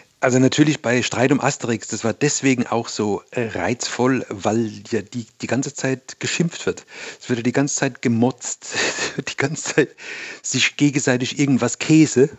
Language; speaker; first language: German; native; German